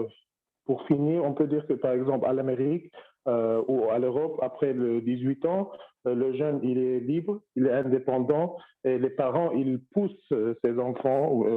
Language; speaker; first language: French; non-native, fluent; Arabic